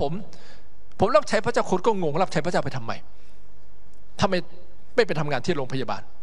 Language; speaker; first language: Thai; native; Thai